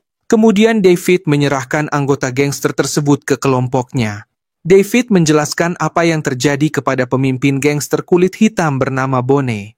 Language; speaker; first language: Indonesian; native; Indonesian